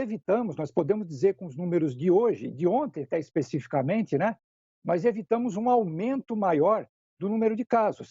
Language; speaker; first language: Portuguese; native; Portuguese